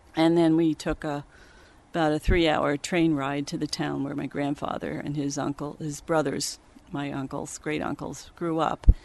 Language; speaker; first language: English; early bilingual, other home language; Swedish